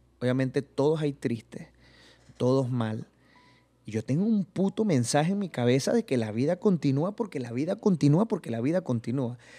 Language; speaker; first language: Spanish; native; Spanish